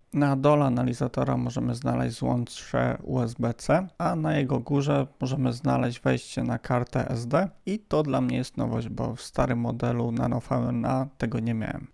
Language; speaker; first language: Polish; native; Polish